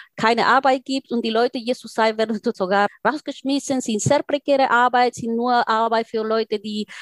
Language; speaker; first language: German; non-native, fluent; Spanish